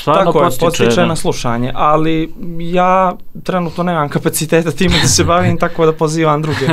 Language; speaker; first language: Serbian; native; Serbian